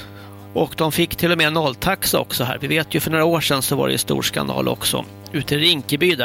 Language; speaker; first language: Swedish; native; Swedish